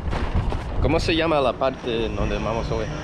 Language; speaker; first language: Spanish; non-native, learner; English